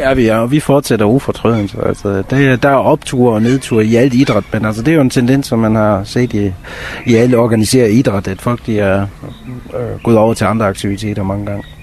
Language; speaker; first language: Danish; native; Danish